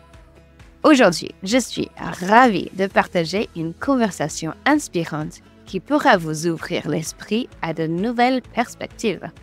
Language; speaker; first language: French; non-native, fluent; English